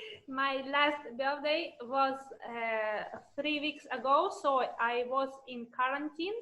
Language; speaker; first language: English; non-native, learner; Russian